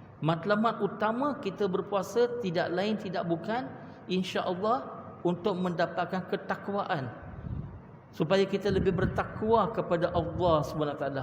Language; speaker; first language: Malay; non-native, local second language; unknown